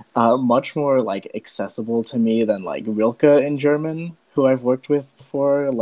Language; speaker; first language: English; native; English